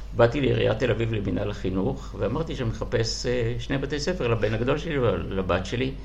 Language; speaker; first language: Hebrew; non-native, fluent; Russian